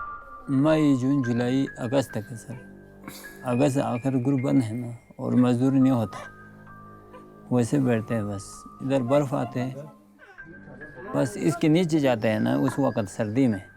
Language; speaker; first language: Hindi; non-native, local second language; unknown